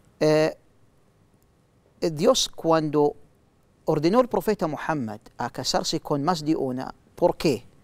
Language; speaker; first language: Spanish; non-native, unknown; Arabic